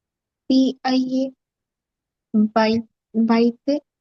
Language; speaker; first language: Arabic; non-native, learner; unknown